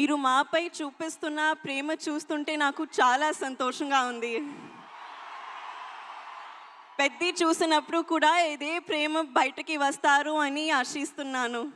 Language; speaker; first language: Telugu; non-native, learner; Hindi